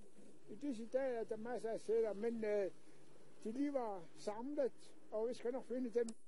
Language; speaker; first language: Danish; non-native, local second language; Kalaallisut